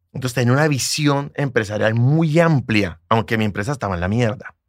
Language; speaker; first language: Spanish; native; Spanish